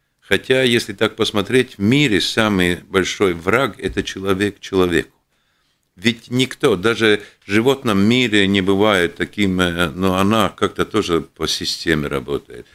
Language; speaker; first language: Russian; non-native, local second language; Latvian